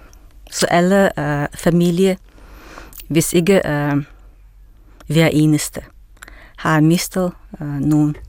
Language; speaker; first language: Danish; non-native, fluent; Russian